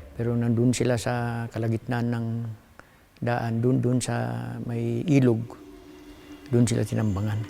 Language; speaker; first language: Filipino; non-native, local second language; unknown